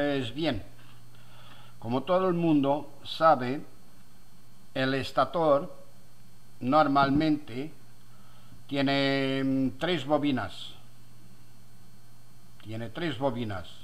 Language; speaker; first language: Spanish; non-native, fluent; Portuguese